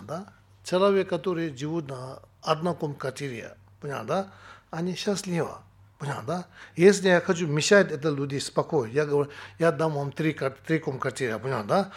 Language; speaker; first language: Russian; non-native, learner; Tibetan